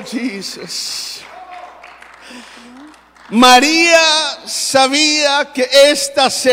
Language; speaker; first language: English; non-native, fluent; Spanish